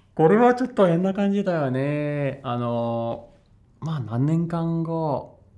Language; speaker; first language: Japanese; non-native, learner; English